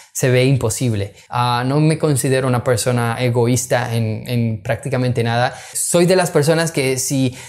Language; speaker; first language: Spanish; native; Spanish